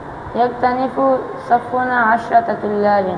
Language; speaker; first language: Arabic; non-native, learner; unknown